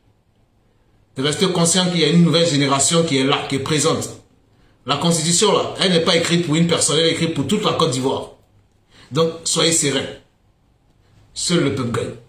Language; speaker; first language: French; native; French